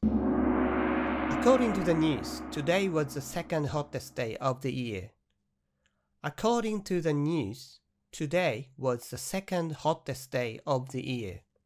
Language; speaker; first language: English; non-native, fluent; Japanese